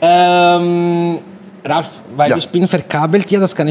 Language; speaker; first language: German; non-native, fluent; Italian